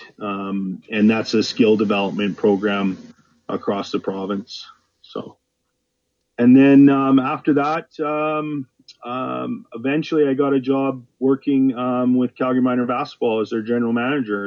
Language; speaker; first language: English; native; English